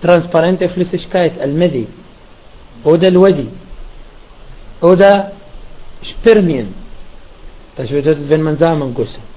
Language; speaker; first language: German; non-native, fluent; Arabic